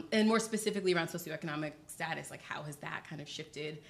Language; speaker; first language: English; native; English